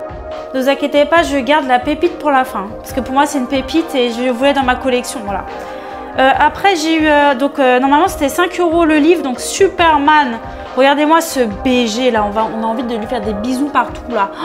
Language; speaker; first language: French; native; French